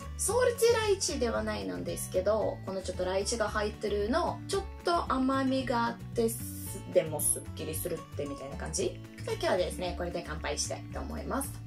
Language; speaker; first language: Japanese; non-native, fluent; Russian